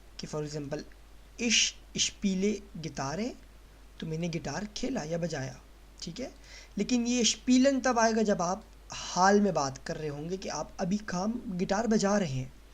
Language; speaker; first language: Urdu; native; Urdu